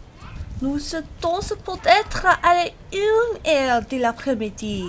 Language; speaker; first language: French; non-native, learner; English